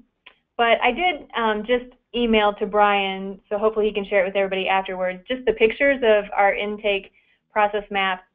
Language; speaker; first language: English; native; English